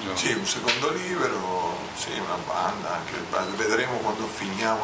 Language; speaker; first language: Italian; non-native, fluent; Spanish